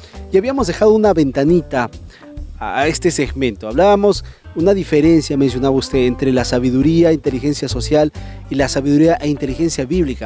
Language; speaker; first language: Spanish; native; Spanish